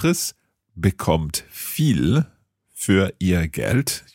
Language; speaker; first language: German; non-native, fluent; English